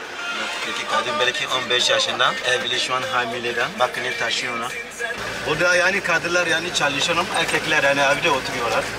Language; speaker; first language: Turkish; non-native, learner; Hausa